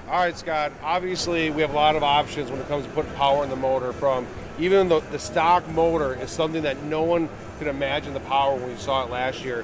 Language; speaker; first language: English; native; English